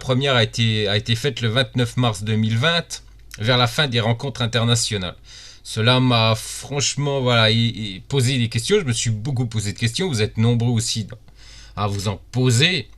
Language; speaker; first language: French; native; French